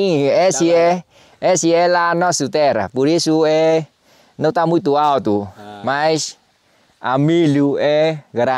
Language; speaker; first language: Portuguese; non-native, learner; Vietnamese